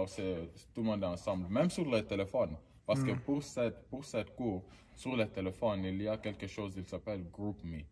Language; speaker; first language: French; early bilingual, heritage; French